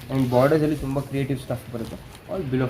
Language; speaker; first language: Kannada; non-native, local second language; Hindi